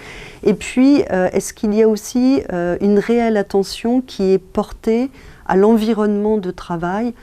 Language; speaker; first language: French; native; French